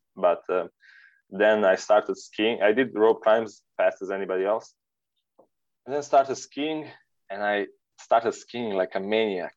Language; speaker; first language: English; non-native, fluent; Serbian